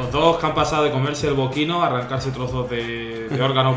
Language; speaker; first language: Spanish; native; Spanish